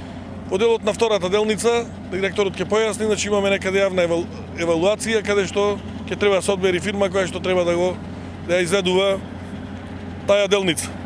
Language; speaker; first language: Macedonian; native; Macedonian